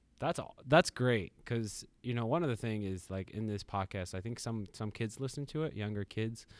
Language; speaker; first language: English; non-native, fluent; Japanese